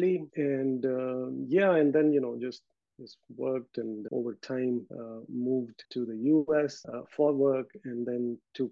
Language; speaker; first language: English; non-native, local second language; Urdu